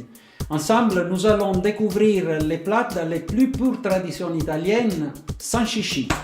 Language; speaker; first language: French; non-native, fluent; Italian